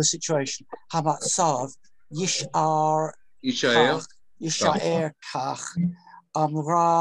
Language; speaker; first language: Hebrew; non-native, learner; English